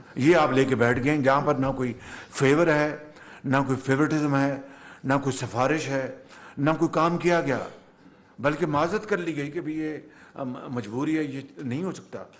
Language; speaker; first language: Urdu; non-native, local second language; Punjabi